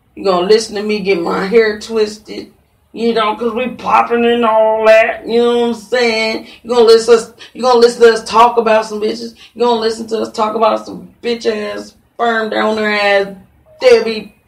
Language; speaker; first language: English; native; English